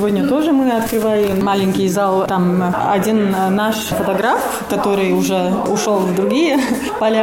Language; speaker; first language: Russian; non-native, local second language; Latvian